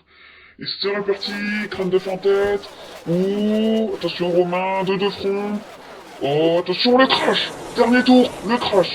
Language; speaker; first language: French; native; French